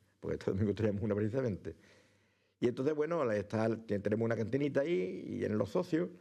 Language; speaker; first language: Spanish; native; Spanish